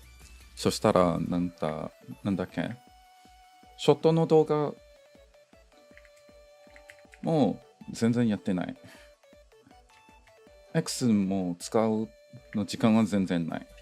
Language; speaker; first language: Japanese; non-native, learner; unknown